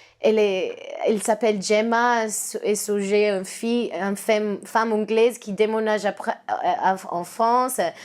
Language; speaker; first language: French; non-native, learner; English